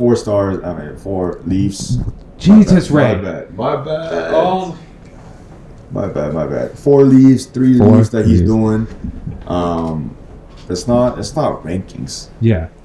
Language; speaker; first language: English; non-native, fluent; Korean